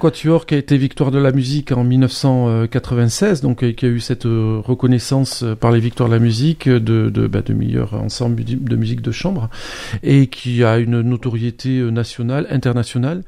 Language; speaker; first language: French; native; French